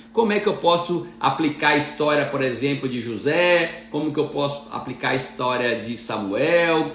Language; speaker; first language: Portuguese; native; Portuguese